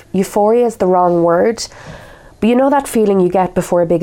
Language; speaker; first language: English; native; English